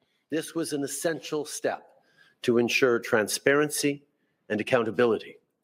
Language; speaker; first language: English; early bilingual, other home language; French